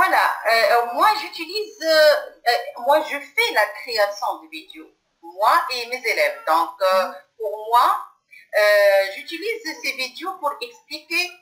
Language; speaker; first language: French; non-native, local second language; Arabic